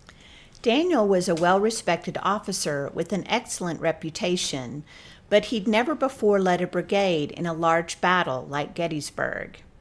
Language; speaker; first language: English; native; English